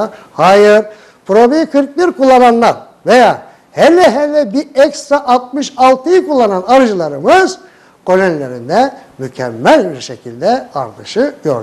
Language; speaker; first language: Turkish; native; Turkish